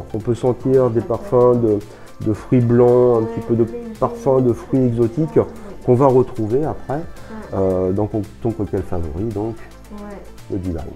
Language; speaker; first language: French; native; French